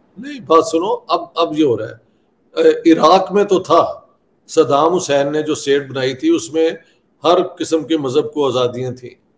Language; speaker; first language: Urdu; non-native, local second language; Punjabi